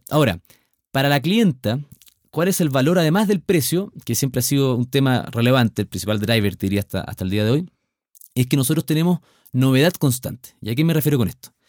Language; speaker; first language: Spanish; native; Spanish